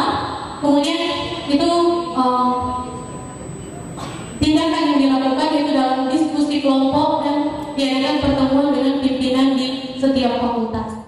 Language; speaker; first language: Indonesian; native; Indonesian